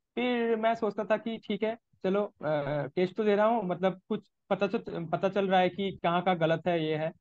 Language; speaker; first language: Hindi; non-native, local second language; Bangla